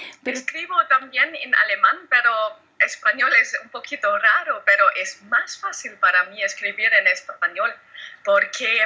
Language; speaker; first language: Spanish; non-native, learner; German